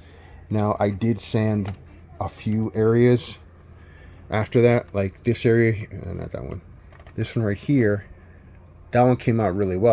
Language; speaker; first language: English; native; English